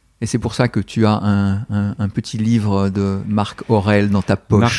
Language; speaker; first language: French; non-native, learner; English